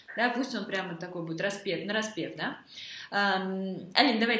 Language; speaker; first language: Russian; native; Russian